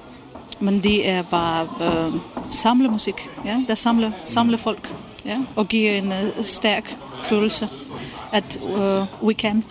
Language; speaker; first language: Danish; non-native, fluent; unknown